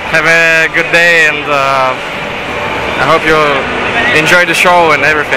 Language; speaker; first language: English; non-native, fluent; Russian